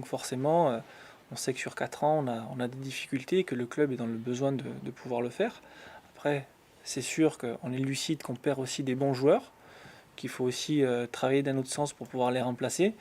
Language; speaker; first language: French; native; French